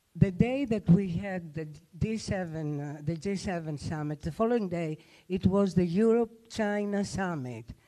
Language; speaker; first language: English; non-native, fluent; Albanian